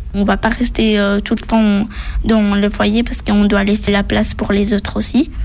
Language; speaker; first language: French; early bilingual, other home language; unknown